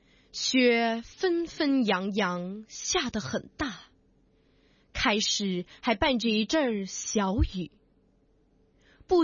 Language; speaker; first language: Cantonese; native; Cantonese